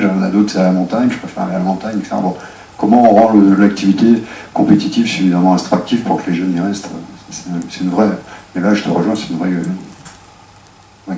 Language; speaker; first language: French; native; French